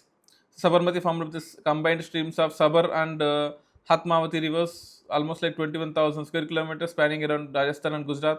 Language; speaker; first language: English; non-native, local second language; Telugu